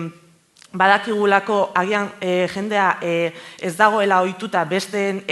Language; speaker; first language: Basque; native; Basque